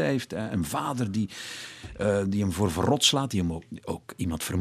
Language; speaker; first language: Dutch; native; Dutch